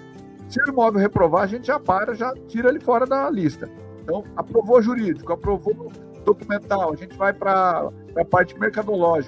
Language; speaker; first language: Portuguese; native; Portuguese